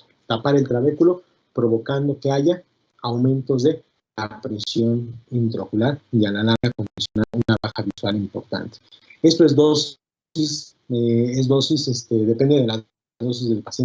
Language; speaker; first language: Spanish; native; Spanish